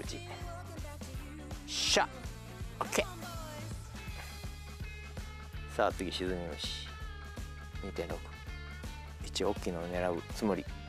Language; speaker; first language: Japanese; native; Japanese